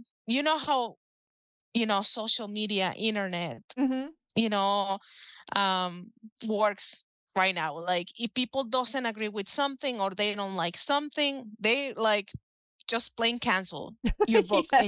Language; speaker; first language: English; non-native, fluent; Spanish